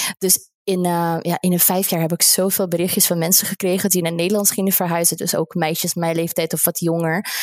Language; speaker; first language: Dutch; non-native, fluent; Russian